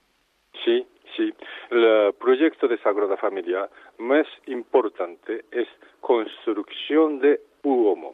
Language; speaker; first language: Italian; non-native, learner; Japanese